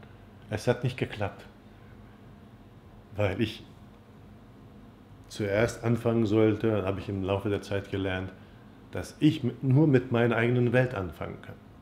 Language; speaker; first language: German; non-native, fluent; Turkish